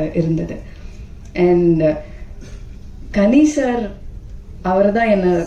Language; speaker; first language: Tamil; non-native, fluent; Malayalam